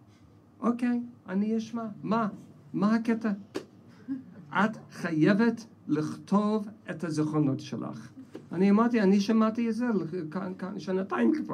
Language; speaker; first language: Hebrew; non-native, fluent; English